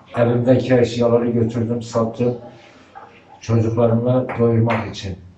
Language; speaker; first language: Turkish; native; Turkish